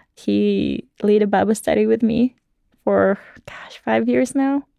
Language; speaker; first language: English; non-native, local second language; Cebuano